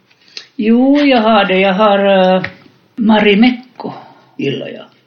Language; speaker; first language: Swedish; non-native, fluent; Finnish